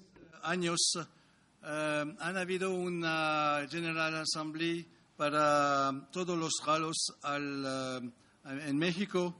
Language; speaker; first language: Spanish; non-native, learner; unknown